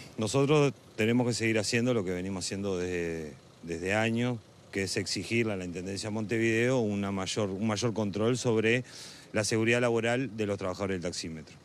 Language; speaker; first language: Spanish; native; Spanish